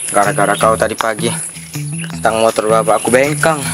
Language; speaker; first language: Indonesian; native; Indonesian